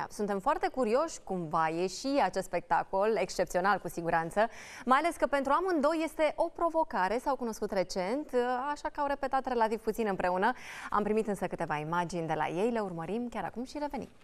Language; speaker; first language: Romanian; native; Romanian